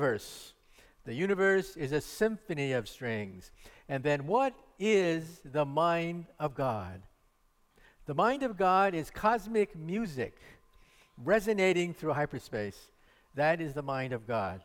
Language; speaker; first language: English; native; English